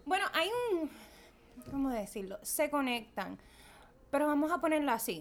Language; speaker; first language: Spanish; native; Spanish